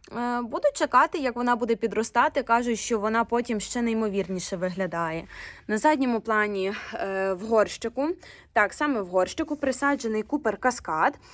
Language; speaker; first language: Ukrainian; non-native, local second language; Russian